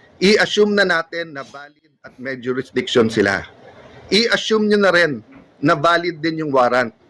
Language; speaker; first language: Filipino; native; Filipino